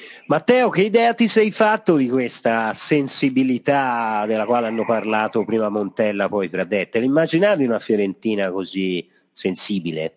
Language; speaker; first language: Italian; native; Italian